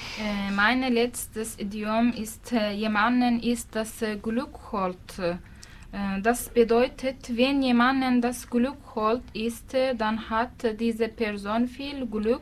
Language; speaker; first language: German; non-native, learner; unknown